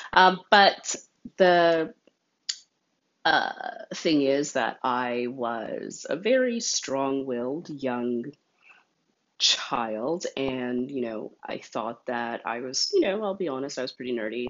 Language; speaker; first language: English; native; English